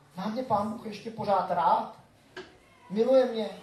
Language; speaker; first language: Czech; native; Czech